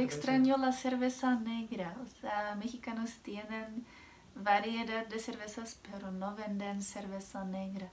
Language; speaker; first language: Spanish; non-native, fluent; Czech